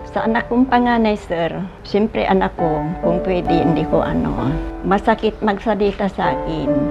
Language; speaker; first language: Filipino; non-native, local second language; Pangasinan